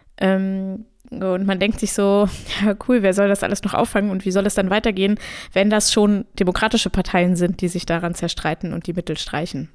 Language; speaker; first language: German; native; German